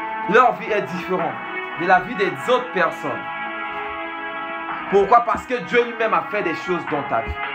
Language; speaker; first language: French; non-native, local second language; Swahili